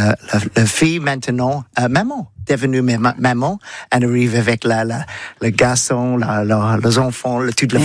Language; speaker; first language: French; non-native, learner; English